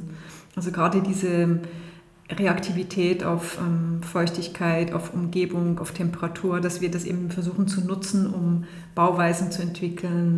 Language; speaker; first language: German; native; German